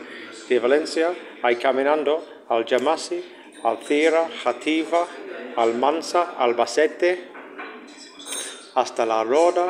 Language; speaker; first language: Spanish; non-native, learner; English